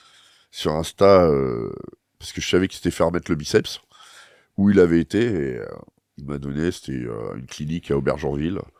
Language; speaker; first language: French; native; French